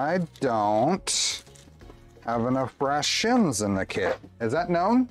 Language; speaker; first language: English; native; English